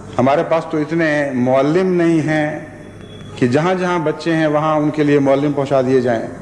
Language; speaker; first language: Urdu; native; Urdu